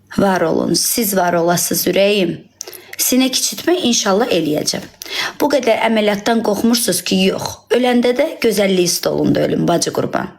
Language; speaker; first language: Azerbaijani; native; Azerbaijani